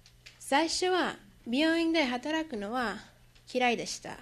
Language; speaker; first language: Japanese; non-native, learner; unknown